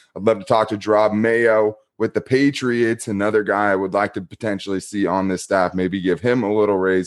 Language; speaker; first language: English; native; English